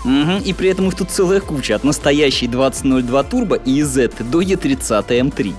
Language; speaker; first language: Russian; native; Russian